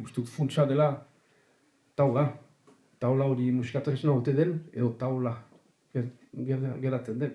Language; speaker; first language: Basque; native; Basque